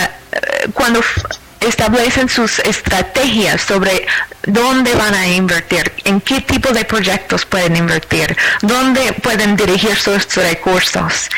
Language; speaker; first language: Spanish; non-native, fluent; English